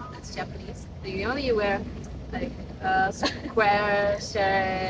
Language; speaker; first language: English; non-native, learner; Indonesian